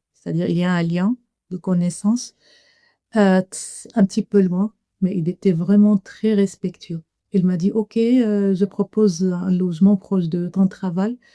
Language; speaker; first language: French; non-native, fluent; Arabic